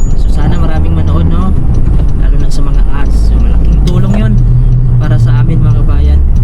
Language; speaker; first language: Filipino; non-native, local second language; Cebuano